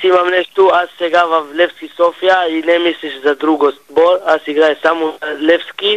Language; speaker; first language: Bulgarian; non-native, learner; Hebrew